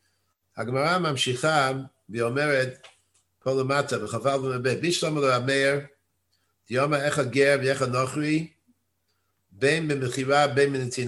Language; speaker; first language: Hebrew; non-native, fluent; English